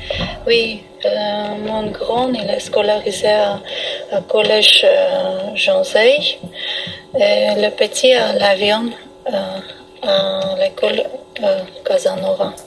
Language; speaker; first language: French; non-native, learner; Armenian